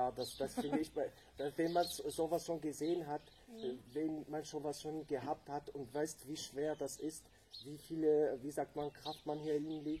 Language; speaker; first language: German; non-native, fluent; Tajik